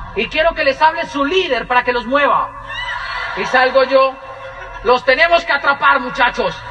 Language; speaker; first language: Spanish; native; Spanish